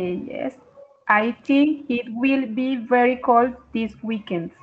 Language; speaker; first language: English; non-native, learner; Spanish